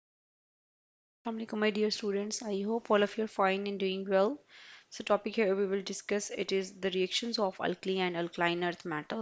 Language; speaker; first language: English; non-native, local second language; Urdu